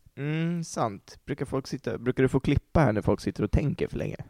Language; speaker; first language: Swedish; native; Swedish